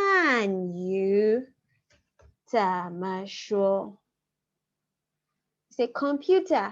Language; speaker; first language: Chinese; non-native, fluent; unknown